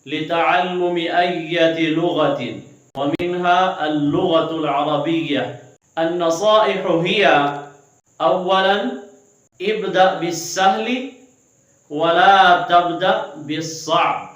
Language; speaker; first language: Arabic; non-native, fluent; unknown